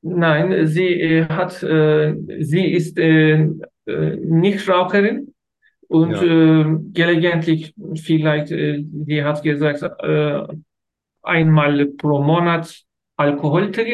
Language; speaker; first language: German; non-native, learner; Turkish